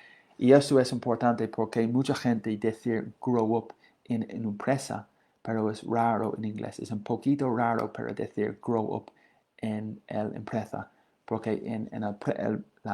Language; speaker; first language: Spanish; non-native, learner; English